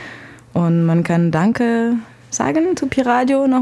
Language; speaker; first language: German; non-native, fluent; French